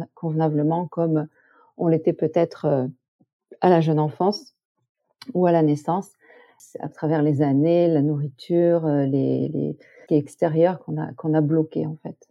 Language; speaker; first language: French; native; French